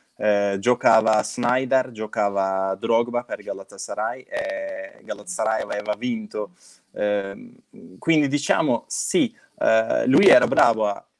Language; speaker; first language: Italian; non-native, fluent; Turkish